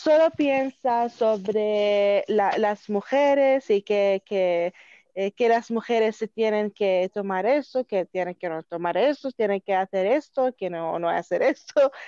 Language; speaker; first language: Spanish; non-native, learner; Arabic